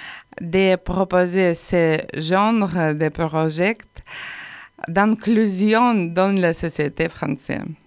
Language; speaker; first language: French; non-native, learner; Ukrainian